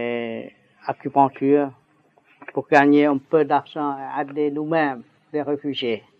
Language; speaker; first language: French; non-native, learner; Vietnamese